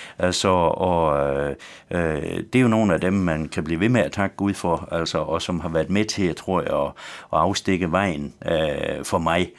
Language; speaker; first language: Danish; native; Danish